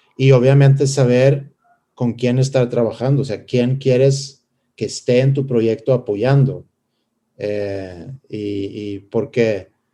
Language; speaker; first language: Spanish; non-native, fluent; Swedish